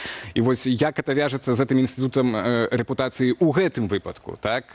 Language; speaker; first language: Belarusian; native; Belarusian